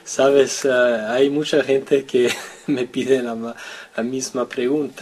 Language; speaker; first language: Spanish; non-native, fluent; French